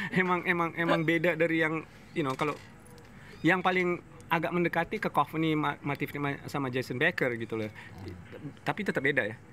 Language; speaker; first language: Indonesian; non-native, fluent; English